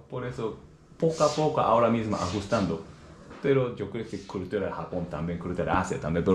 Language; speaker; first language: Spanish; non-native, learner; Japanese